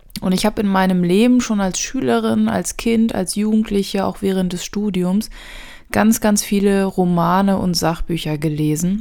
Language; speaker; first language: German; native; German